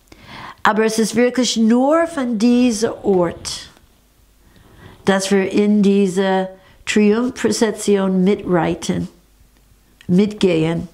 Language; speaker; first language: German; non-native, fluent; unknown